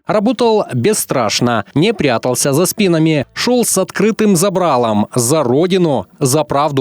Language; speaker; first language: Russian; native; Russian